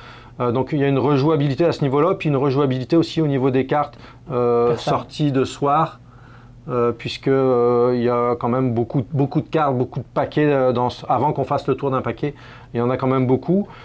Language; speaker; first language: French; native; French